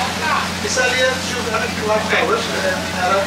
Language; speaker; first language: Indonesian; non-native, learner; Turkish